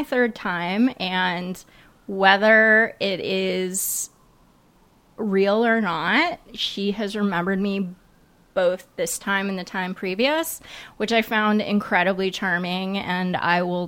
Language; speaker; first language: English; native; English